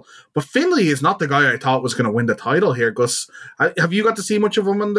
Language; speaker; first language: English; native; English